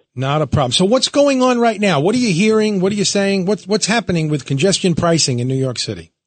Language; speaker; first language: English; early bilingual, other home language; Italian